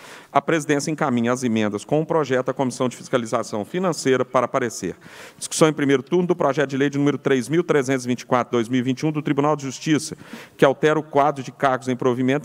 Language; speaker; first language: Portuguese; native; Portuguese